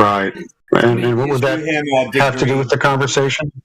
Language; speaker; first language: English; native; English